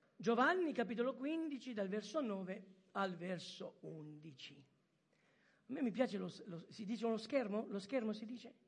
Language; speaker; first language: Italian; early bilingual, heritage; French